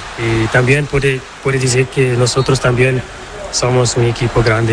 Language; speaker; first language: Spanish; non-native, learner; Portuguese